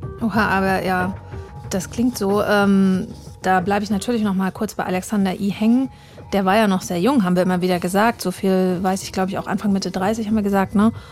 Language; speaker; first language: German; native; German